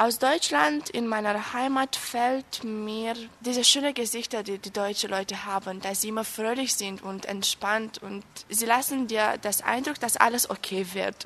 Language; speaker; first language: German; non-native, fluent; Romanian